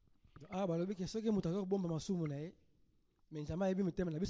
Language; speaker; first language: German; non-native, learner; Lingala